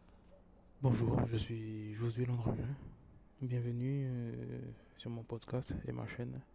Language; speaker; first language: French; native; French